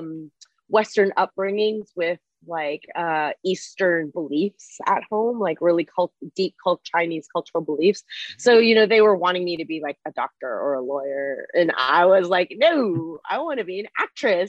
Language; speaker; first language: English; non-native, fluent; Chinese